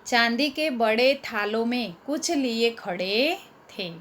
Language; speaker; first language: Hindi; non-native, local second language; Gujarati